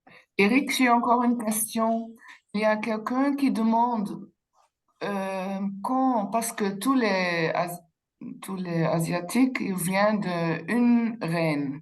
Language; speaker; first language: French; non-native, local second language; Dutch